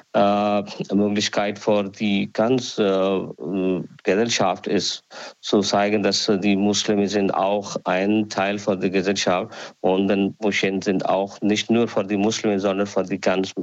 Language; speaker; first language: German; non-native, learner; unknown